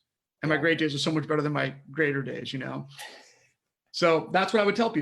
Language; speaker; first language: English; native; English